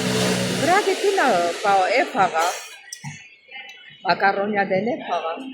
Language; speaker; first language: Greek; non-native, learner; Armenian